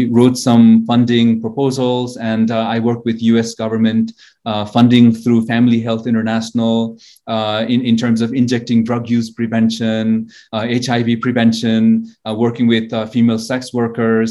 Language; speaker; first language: English; non-native, local second language; Nepali